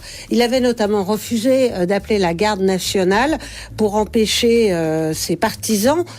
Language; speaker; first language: French; native; French